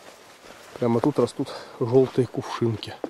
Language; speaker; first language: Russian; native; Russian